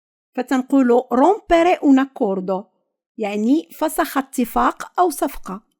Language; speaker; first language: Arabic; native; Arabic